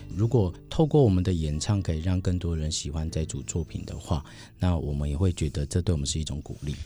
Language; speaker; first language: Chinese; native; Chinese